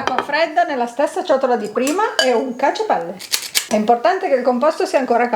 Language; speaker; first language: Italian; native; Italian